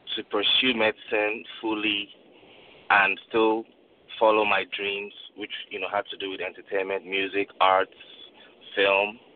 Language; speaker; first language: English; non-native, local second language; Yoruba